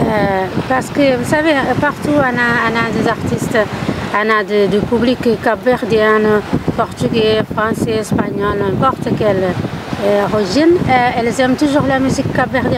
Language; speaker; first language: French; non-native, learner; Kabuverdianu